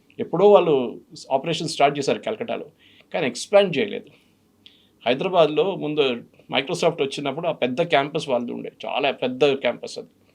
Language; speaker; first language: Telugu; non-native, fluent; Malayalam